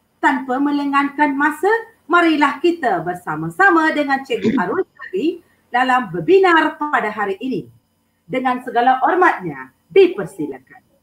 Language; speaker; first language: Malay; non-native, local second language; Tamil